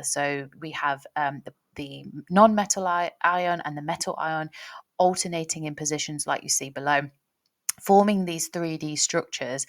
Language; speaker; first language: English; native; English